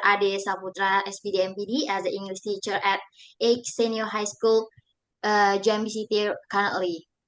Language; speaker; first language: English; non-native, learner; Indonesian